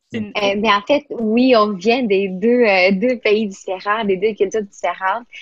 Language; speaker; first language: French; non-native, fluent; Spanish